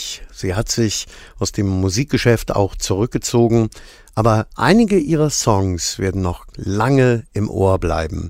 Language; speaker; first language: German; native; German